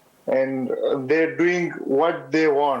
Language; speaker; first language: English; non-native, learner; Pashto